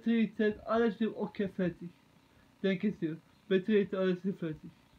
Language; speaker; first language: German; non-native, learner; Turkish